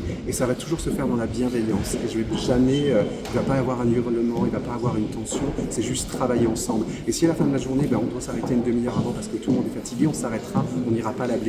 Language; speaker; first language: French; native; French